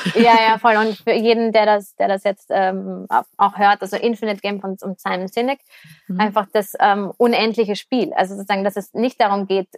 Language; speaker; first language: German; native; German